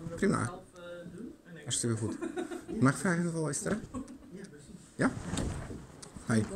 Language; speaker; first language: Dutch; non-native, learner; Polish